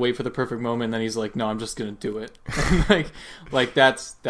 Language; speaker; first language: English; native; English